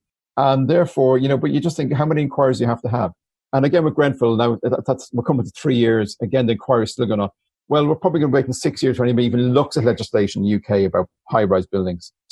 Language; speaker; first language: English; native; English